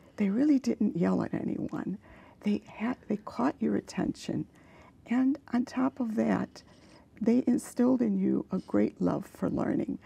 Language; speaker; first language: English; early bilingual, other home language; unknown